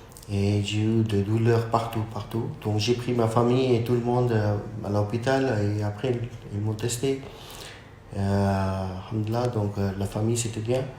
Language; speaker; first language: French; non-native, fluent; Urdu